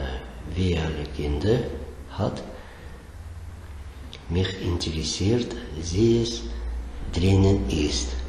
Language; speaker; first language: German; non-native, learner; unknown